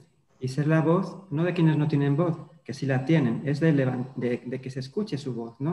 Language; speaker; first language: Spanish; native; Spanish